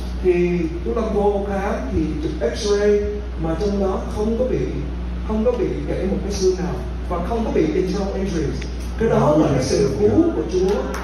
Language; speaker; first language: Vietnamese; early bilingual, heritage; Vietnamese